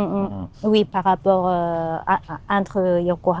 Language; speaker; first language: French; non-native, learner; Japanese